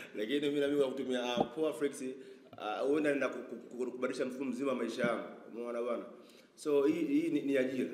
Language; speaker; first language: Swahili; native; Swahili